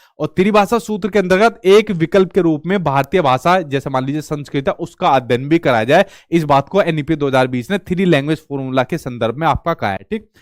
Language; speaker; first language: Hindi; native; Hindi